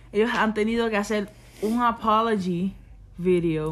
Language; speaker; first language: Spanish; native; Spanish